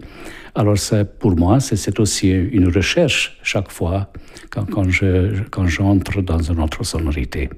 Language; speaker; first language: French; non-native, fluent; Hungarian